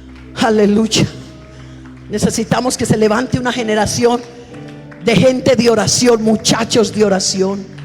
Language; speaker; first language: Spanish; native; Spanish